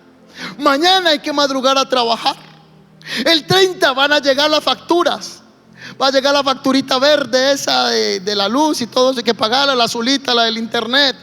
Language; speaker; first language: Spanish; native; Spanish